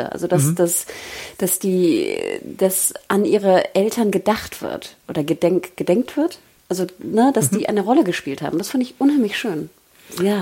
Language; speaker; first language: German; native; German